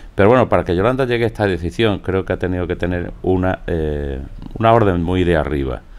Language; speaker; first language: Spanish; native; Spanish